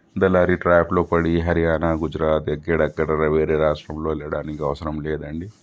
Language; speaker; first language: Telugu; non-native, local second language; Urdu